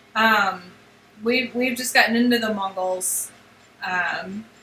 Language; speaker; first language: English; native; English